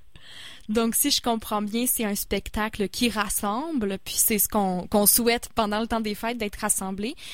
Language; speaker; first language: French; native; French